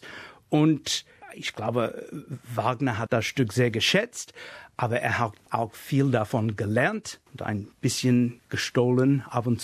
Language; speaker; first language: German; non-native, fluent; English